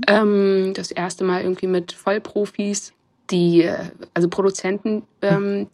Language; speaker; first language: German; native; German